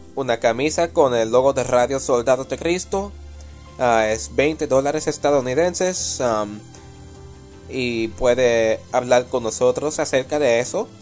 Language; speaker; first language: Spanish; early bilingual, heritage; Spanish